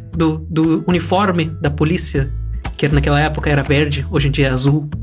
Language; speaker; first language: Portuguese; non-native, fluent; Russian